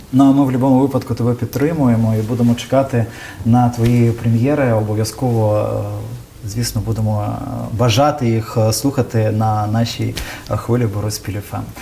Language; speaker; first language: Ukrainian; native; Ukrainian